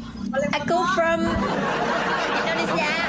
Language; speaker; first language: Indonesian; non-native, learner; Vietnamese